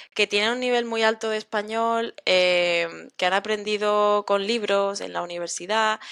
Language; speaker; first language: Spanish; native; Spanish